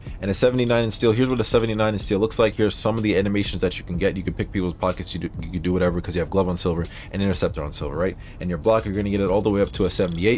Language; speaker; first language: English; native; English